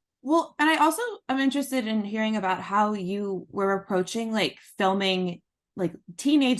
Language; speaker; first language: English; native; English